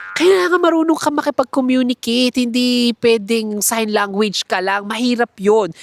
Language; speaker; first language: Filipino; native; Filipino